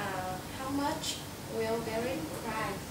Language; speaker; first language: English; non-native, learner; Vietnamese